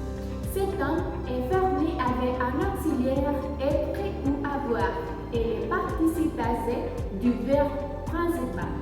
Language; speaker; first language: French; non-native, learner; Spanish